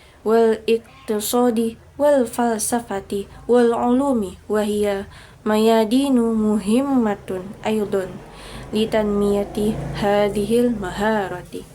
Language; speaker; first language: Arabic; non-native, learner; Indonesian